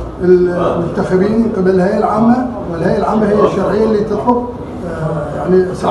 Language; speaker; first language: Arabic; native; Arabic